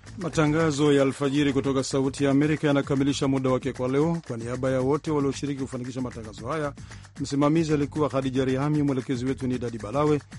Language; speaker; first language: Swahili; non-native, local second language; Rundi